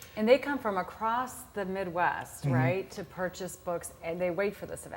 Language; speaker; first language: English; native; English